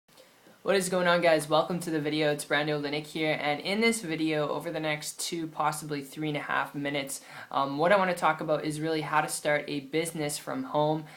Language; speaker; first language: English; native; English